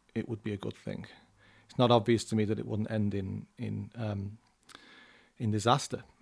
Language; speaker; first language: English; native; English